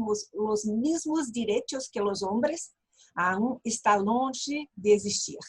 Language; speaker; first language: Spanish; non-native, learner; Portuguese